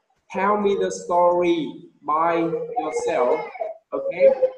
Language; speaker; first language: English; non-native, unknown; Vietnamese